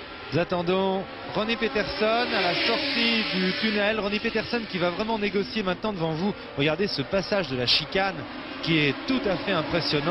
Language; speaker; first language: French; native; French